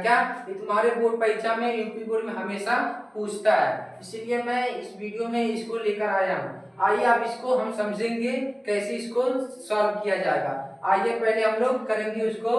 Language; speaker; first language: Hindi; native; Hindi